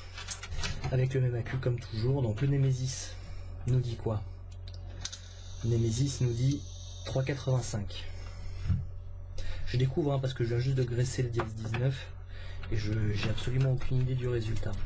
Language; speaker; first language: French; native; French